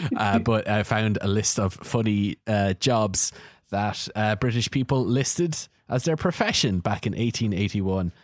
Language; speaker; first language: English; native; English